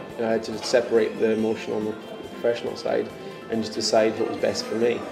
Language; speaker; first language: English; native; English